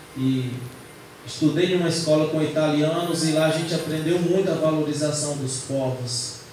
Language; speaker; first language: Portuguese; native; Portuguese